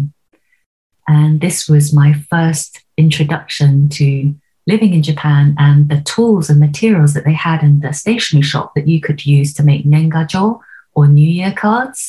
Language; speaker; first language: English; native; English